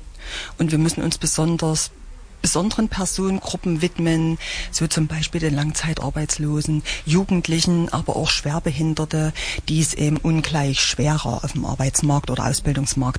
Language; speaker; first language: German; native; German